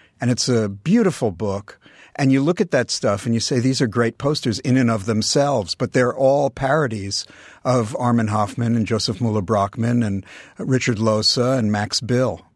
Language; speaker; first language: English; native; English